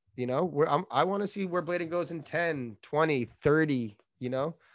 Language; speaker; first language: English; native; English